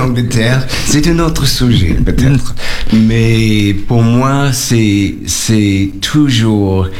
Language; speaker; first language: French; non-native, learner; English